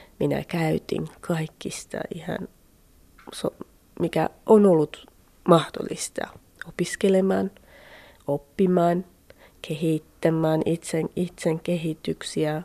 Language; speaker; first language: Finnish; non-native, learner; Central Kurdish